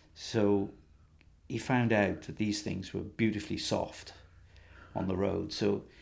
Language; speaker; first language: English; native; English